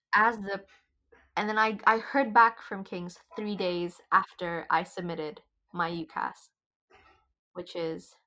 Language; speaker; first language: English; non-native, fluent; Indonesian